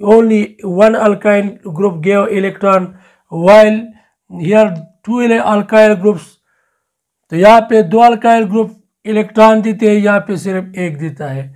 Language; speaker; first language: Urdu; non-native, local second language; Pashto